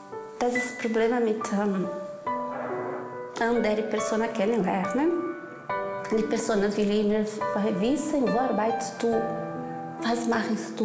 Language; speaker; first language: German; non-native, learner; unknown